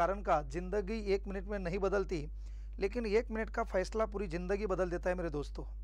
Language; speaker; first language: Hindi; non-native, local second language; Marathi